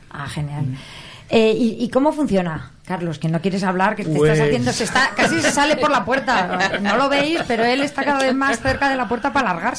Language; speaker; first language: Spanish; native; Spanish